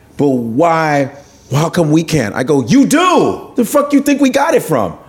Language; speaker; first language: English; native; English